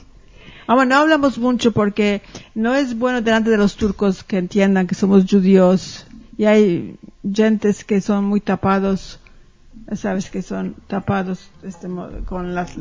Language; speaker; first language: Spanish; early bilingual, heritage; Ladino